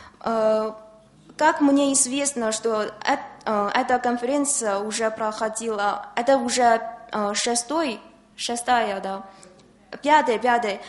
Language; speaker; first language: Russian; non-native, learner; Chinese